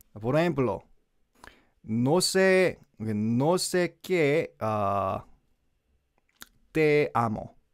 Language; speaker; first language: Spanish; non-native, learner; Korean